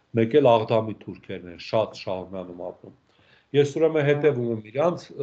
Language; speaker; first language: Armenian; native; Armenian